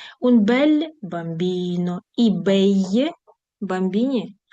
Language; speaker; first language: Italian; non-native, fluent; Ukrainian